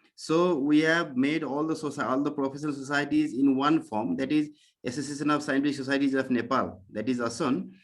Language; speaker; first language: English; non-native, local second language; Nepali